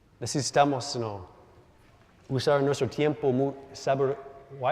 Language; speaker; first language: Spanish; non-native, learner; English